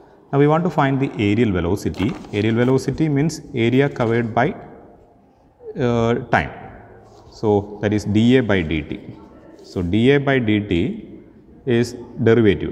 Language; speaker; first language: English; non-native, local second language; Malayalam